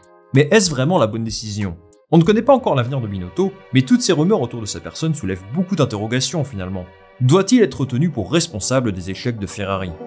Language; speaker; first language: French; native; French